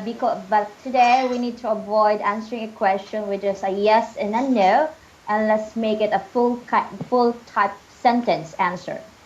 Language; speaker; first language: English; non-native, fluent; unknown